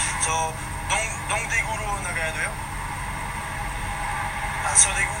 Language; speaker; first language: Korean; non-native, fluent; French